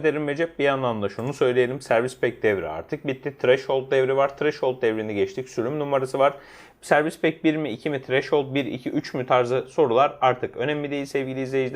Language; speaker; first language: Turkish; native; Turkish